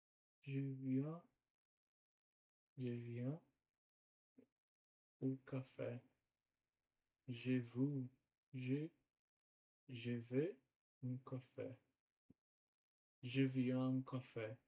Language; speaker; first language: French; non-native, learner; Portuguese